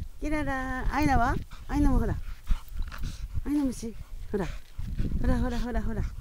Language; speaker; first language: Japanese; native; Japanese